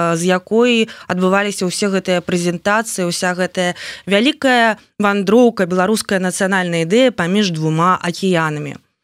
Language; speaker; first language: Belarusian; native; Belarusian